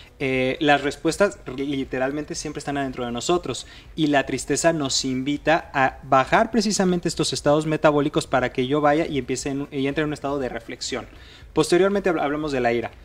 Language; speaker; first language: Spanish; native; Spanish